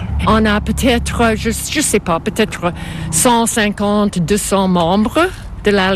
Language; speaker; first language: French; non-native, fluent; English